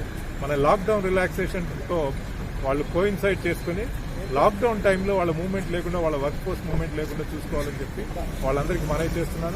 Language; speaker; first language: Telugu; native; Telugu